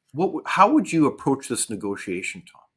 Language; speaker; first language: English; native; English